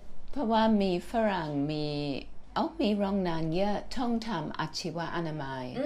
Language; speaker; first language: Thai; non-native, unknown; English